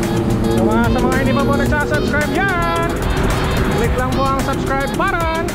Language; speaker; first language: Filipino; native; Filipino